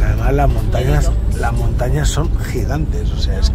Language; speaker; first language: Spanish; native; Spanish